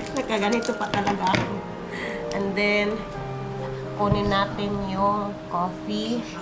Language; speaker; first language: Filipino; non-native, local second language; Cebuano